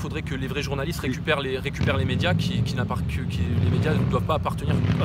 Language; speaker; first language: French; early bilingual, other home language; Arabic